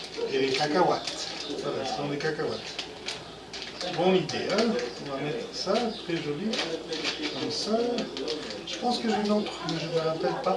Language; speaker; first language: French; non-native, fluent; Spanish